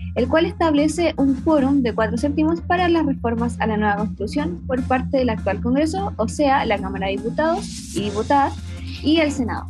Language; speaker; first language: Spanish; native; Spanish